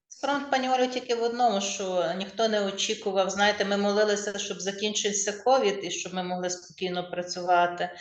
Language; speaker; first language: Ukrainian; native; Ukrainian